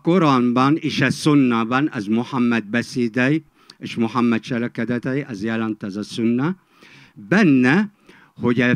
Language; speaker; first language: Hungarian; non-native, fluent; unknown